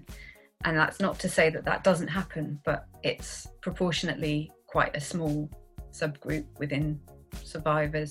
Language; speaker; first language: English; native; English